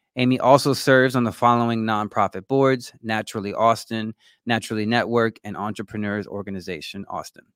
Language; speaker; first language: English; native; English